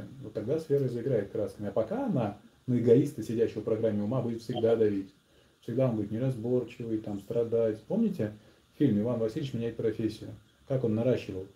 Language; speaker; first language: Russian; native; Russian